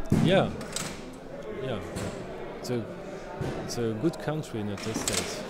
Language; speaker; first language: English; non-native, learner; French